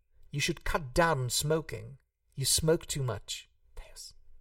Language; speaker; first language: English; non-native, fluent; Hungarian